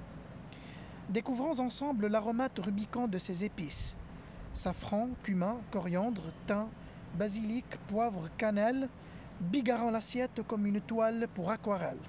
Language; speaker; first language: French; non-native, local second language; Arabic